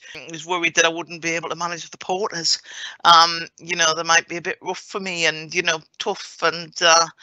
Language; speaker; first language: English; native; English